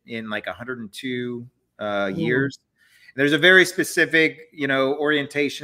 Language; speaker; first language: English; native; English